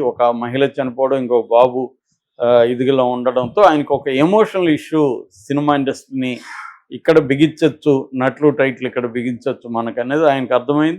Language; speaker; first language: Telugu; native; Telugu